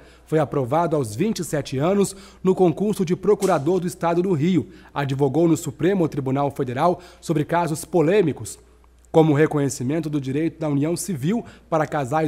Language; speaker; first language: Portuguese; native; Portuguese